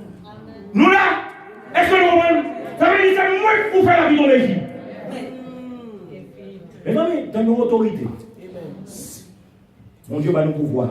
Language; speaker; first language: French; non-native, local second language; Haitian Creole